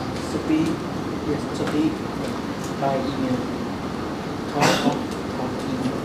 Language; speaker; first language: English; non-native, learner; Thai